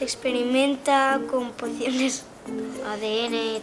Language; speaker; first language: Spanish; native; Spanish